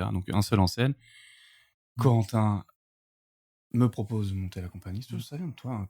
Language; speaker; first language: French; native; French